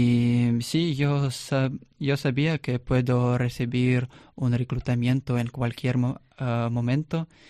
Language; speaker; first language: Spanish; non-native, learner; Russian